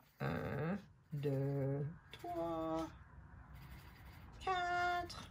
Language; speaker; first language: French; non-native, learner; English